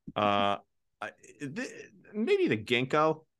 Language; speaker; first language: English; native; English